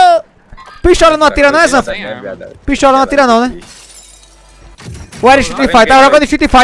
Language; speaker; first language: Portuguese; native; Portuguese